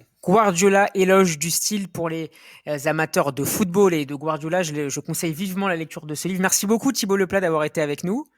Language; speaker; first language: French; native; French